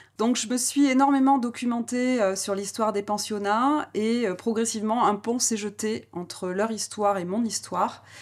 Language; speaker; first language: French; native; French